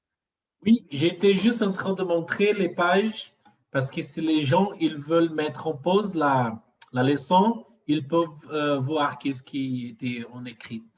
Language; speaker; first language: French; non-native, fluent; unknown